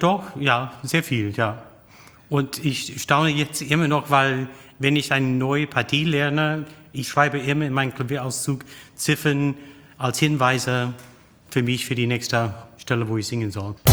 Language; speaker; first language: German; non-native, fluent; English